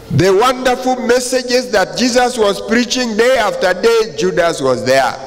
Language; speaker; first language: English; non-native, local second language; Swahili